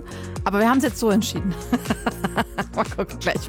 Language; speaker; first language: German; native; German